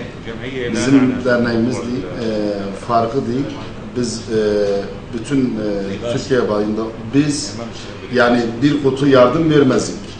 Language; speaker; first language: Turkish; non-native, fluent; Arabic